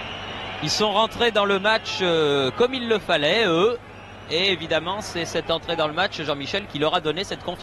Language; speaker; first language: French; native; French